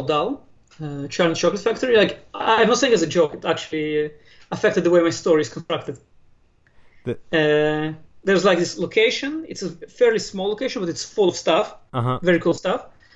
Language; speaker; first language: English; non-native, fluent; Hebrew